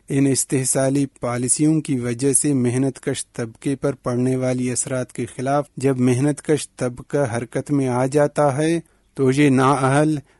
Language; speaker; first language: Urdu; non-native, local second language; Baluchi